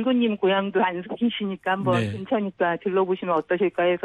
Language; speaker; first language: Korean; native; Korean